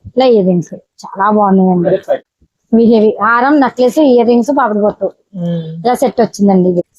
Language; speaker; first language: Telugu; native; Telugu